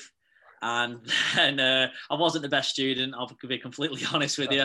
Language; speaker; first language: English; native; English